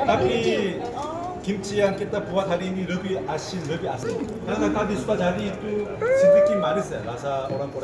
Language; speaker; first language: Indonesian; non-native, learner; Korean